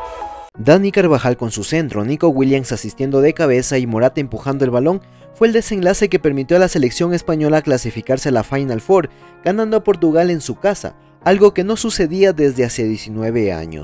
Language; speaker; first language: Spanish; native; Spanish